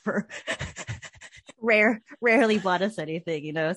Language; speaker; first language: English; native; English